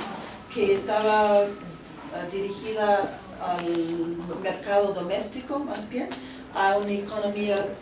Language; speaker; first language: Spanish; non-native, fluent; English